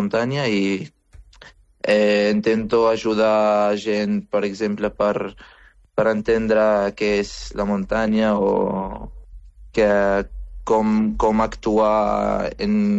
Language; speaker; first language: Catalan; non-native, fluent; Arabic